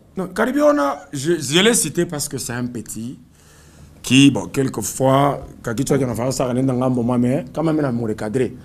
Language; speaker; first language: French; non-native, local second language; Swahili